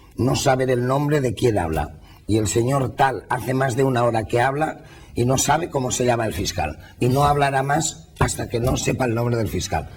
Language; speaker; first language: Spanish; non-native, local second language; Catalan